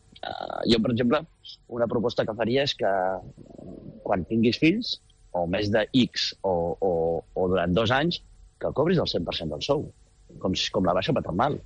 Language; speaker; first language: Catalan; native; Catalan